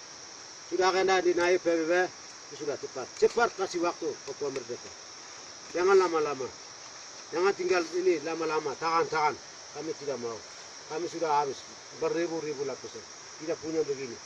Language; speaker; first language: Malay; non-native, local second language; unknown